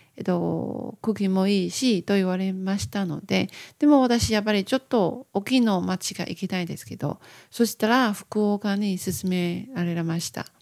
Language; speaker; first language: Japanese; non-native, fluent; Chinese